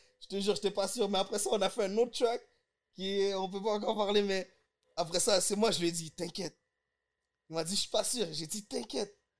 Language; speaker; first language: French; early bilingual, other home language; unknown